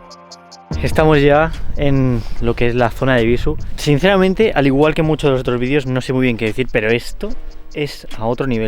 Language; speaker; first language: Spanish; native; Spanish